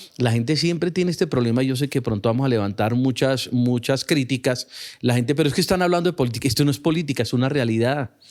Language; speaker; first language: Spanish; native; Spanish